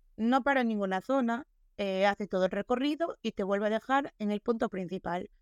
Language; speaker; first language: Spanish; non-native, local second language; Galician